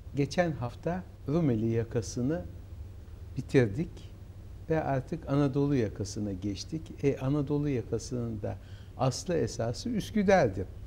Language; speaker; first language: Turkish; native; Turkish